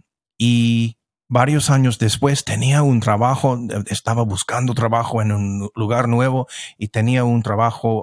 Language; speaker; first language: Spanish; non-native, fluent; English